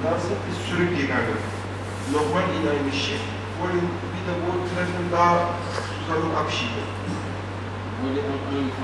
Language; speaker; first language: German; non-native, fluent; Turkish